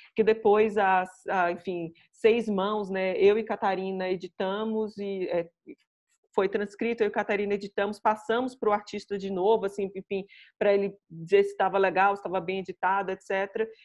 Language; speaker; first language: Portuguese; native; Portuguese